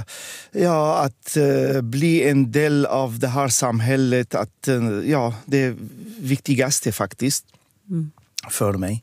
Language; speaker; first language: Swedish; non-native, fluent; Arabic